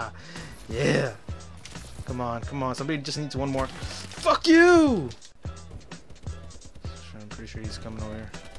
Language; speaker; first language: English; native; English